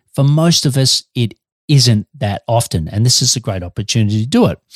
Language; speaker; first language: English; native; English